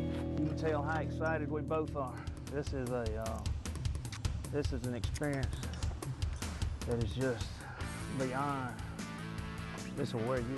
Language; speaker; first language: English; native; English